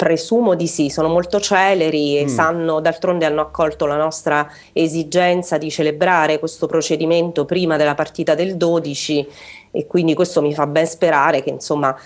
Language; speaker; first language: Italian; native; Italian